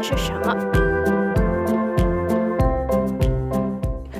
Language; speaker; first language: Chinese; non-native, fluent; Vietnamese